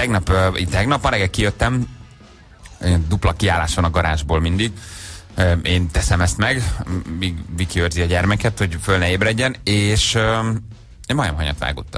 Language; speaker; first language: Hungarian; native; Hungarian